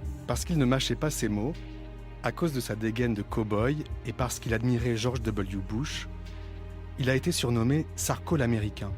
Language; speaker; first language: French; native; French